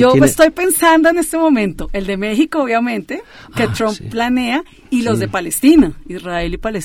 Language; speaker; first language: Spanish; native; Spanish